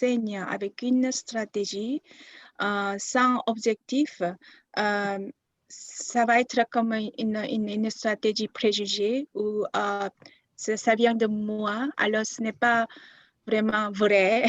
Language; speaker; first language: French; non-native, fluent; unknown